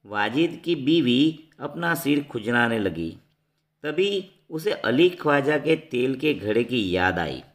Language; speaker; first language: Hindi; non-native, local second language; Gujarati